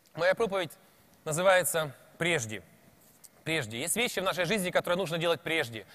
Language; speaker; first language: Russian; native; Russian